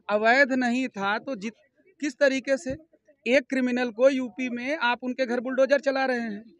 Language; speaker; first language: Hindi; native; Hindi